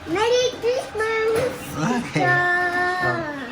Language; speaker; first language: Japanese; early bilingual, heritage; Japanese